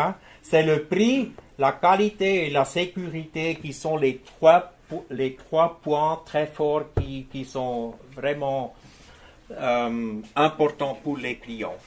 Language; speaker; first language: French; non-native, fluent; German